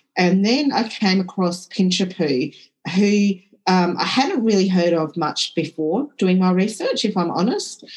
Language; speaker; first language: English; early bilingual, other home language; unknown